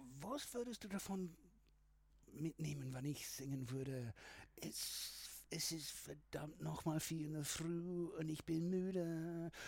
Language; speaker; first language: German; non-native, fluent; English